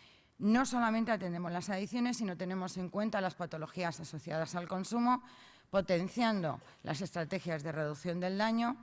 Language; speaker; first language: Spanish; native; Spanish